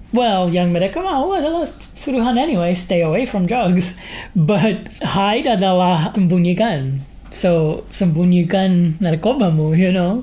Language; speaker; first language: Indonesian; non-native, fluent; English